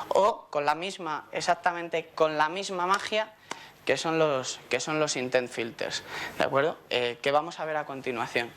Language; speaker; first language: Spanish; native; Spanish